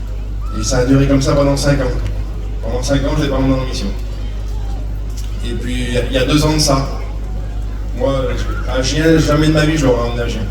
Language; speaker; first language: French; native; French